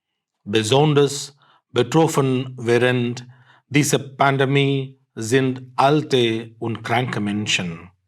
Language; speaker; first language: German; non-native, fluent; Tamil